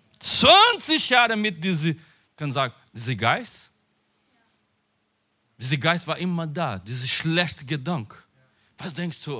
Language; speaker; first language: German; non-native, learner; Portuguese